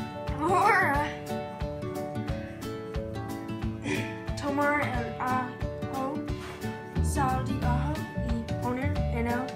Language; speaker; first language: Spanish; non-native, learner; English